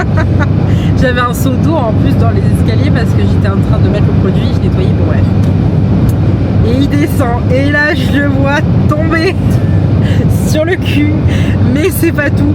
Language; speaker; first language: French; native; French